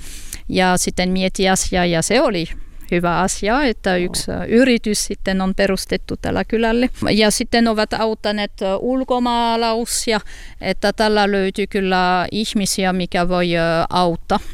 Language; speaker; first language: Finnish; non-native, learner; French